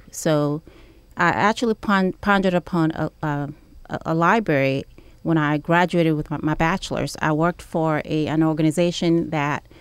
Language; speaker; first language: English; early bilingual, other home language; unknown